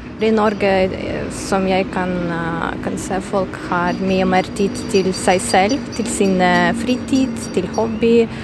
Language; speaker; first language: Norwegian; non-native, fluent; Ukrainian